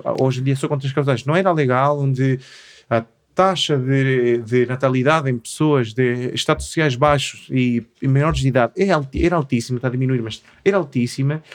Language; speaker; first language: Portuguese; non-native, fluent; Spanish